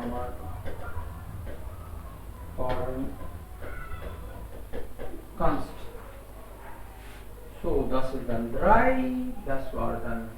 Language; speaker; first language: German; non-native, fluent; Hindi